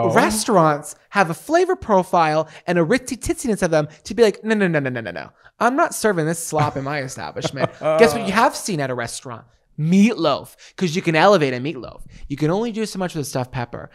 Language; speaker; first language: English; native; English